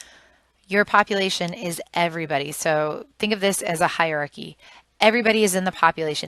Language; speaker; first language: English; native; English